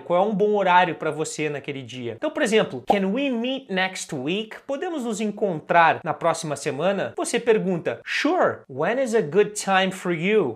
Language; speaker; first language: Portuguese; native; Portuguese